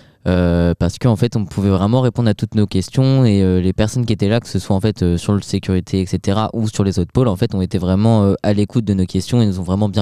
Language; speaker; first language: French; native; French